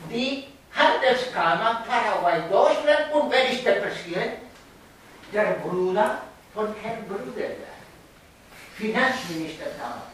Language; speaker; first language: German; non-native, learner; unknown